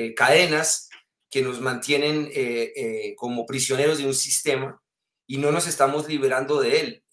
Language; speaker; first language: Spanish; early bilingual, heritage; French